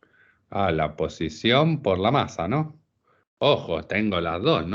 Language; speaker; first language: Spanish; native; Spanish